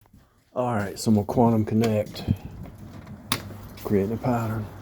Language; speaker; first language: English; native; English